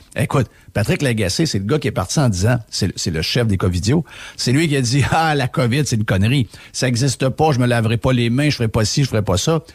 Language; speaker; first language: French; native; French